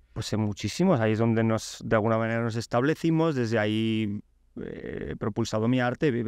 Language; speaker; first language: Spanish; early bilingual, other home language; Polish